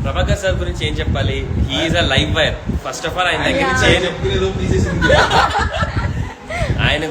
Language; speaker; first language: Telugu; native; Telugu